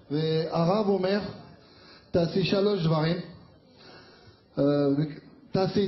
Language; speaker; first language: Hebrew; non-native, learner; French